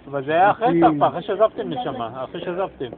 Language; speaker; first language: Hebrew; native; Hebrew